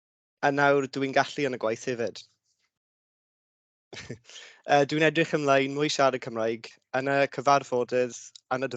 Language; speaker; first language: Welsh; non-native, learner; English